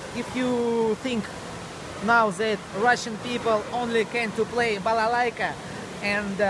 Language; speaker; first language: English; non-native, learner; Russian